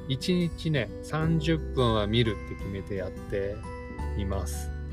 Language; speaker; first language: Japanese; native; Japanese